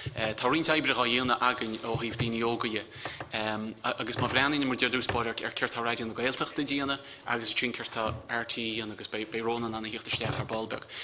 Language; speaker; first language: Irish; native; Irish